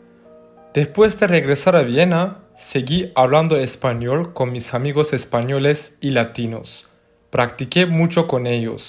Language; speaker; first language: Spanish; non-native, fluent; Turkish